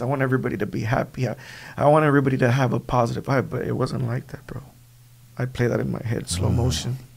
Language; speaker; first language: English; early bilingual, other home language; Spanish